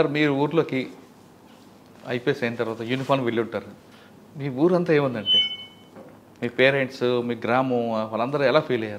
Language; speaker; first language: Telugu; native; Telugu